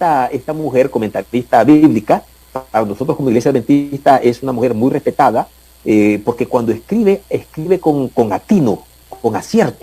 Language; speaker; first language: Spanish; native; Spanish